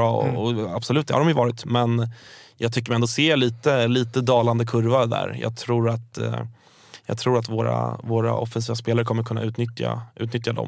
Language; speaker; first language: Swedish; native; Swedish